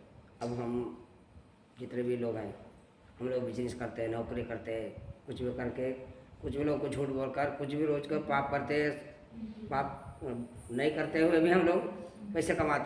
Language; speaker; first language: Hindi; non-native, local second language; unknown